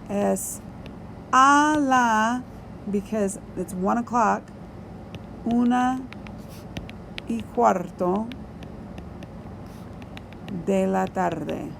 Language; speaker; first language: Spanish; non-native, fluent; English